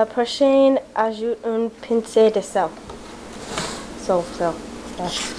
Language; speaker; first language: French; non-native, learner; English